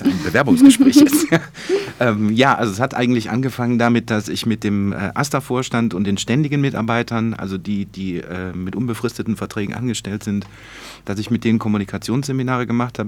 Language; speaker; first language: German; native; German